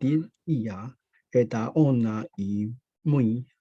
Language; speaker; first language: Russian; non-native, learner; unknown